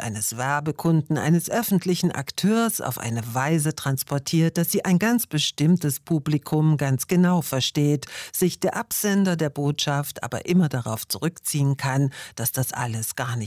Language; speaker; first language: German; native; German